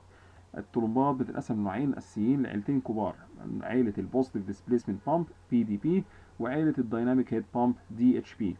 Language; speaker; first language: Arabic; native; Arabic